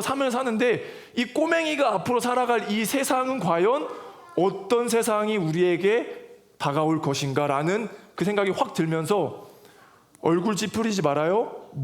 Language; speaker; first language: Korean; native; Korean